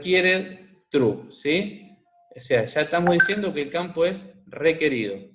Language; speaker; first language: Spanish; native; Spanish